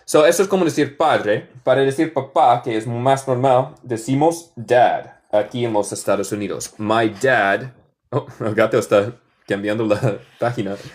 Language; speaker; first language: Spanish; non-native, fluent; English